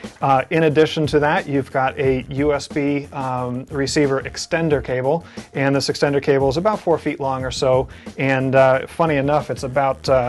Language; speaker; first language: English; native; English